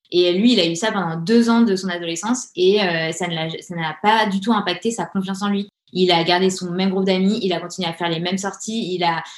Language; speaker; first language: French; native; French